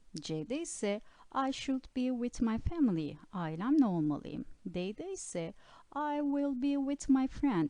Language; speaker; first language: English; non-native, fluent; Turkish